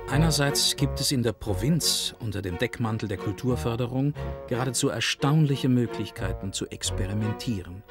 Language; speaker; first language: German; native; German